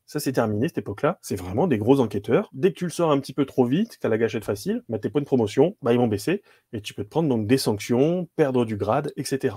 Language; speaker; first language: French; native; French